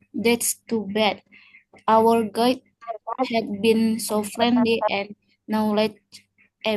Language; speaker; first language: English; non-native, learner; Indonesian